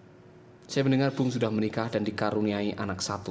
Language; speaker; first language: Indonesian; native; Indonesian